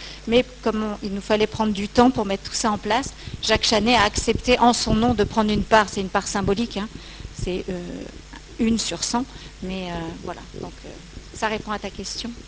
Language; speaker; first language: French; native; French